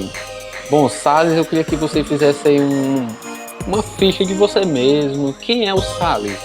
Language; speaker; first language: Portuguese; native; Portuguese